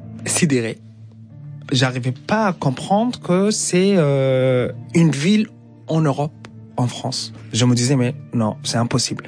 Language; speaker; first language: French; non-native, fluent; Arabic